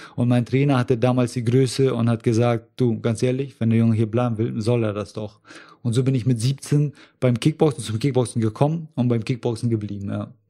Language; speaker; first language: German; early bilingual, other home language; Russian